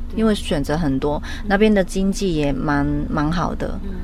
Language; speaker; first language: Chinese; non-native, local second language; Cantonese